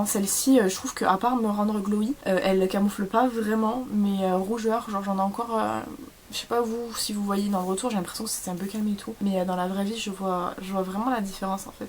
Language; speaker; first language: French; native; French